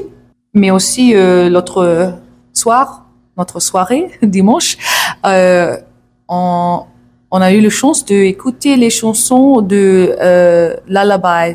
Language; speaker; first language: French; non-native, learner; English